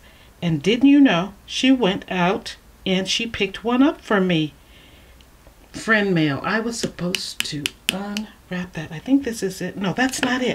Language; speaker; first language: English; native; English